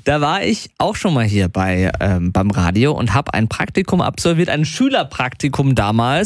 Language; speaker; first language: German; native; German